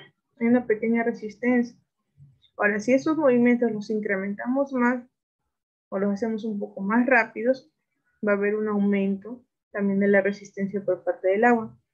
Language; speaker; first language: Spanish; native; Spanish